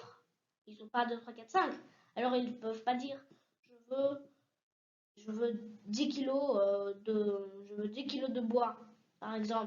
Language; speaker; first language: French; early bilingual, heritage; French